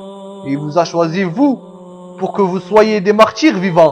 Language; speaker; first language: French; non-native, local second language; Arabic